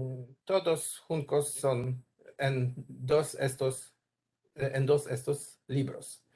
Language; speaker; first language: Spanish; non-native, learner; Polish